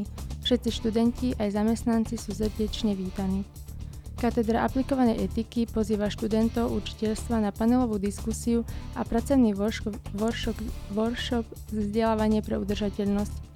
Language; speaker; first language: Slovak; native; Slovak